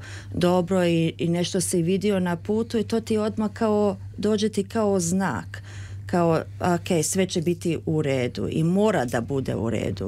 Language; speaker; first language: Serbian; early bilingual, heritage; Serbian